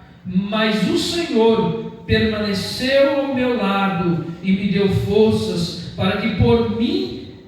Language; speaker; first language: Portuguese; native; Portuguese